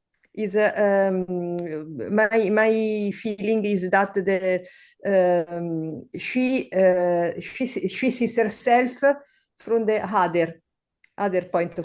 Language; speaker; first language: English; non-native, learner; Italian